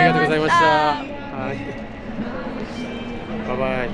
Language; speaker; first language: Japanese; non-native, learner; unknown